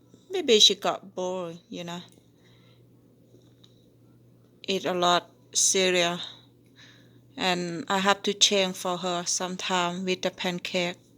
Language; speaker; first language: English; non-native, learner; Thai